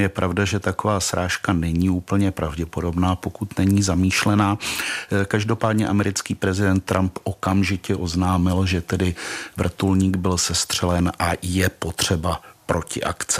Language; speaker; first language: Czech; native; Czech